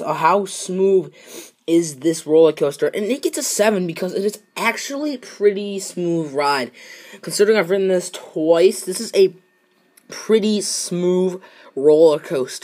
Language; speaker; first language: English; native; English